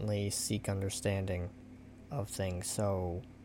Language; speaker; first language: English; native; English